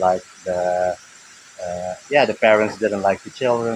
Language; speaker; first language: English; early bilingual, heritage; Dutch